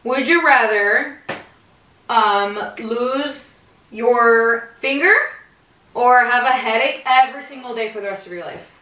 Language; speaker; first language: English; early bilingual, other home language; Spanish